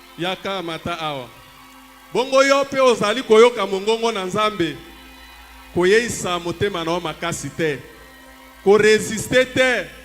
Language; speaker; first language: Lingala; native; Lingala